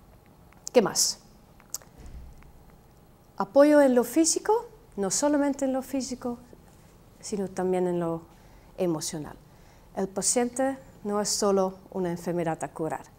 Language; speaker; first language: Spanish; non-native, fluent; Dutch